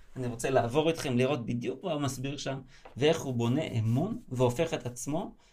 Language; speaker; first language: Hebrew; native; Hebrew